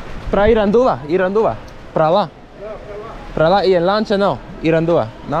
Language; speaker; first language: Spanish; non-native, learner; English